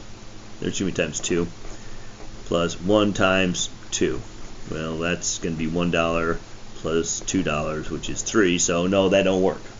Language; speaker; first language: English; native; English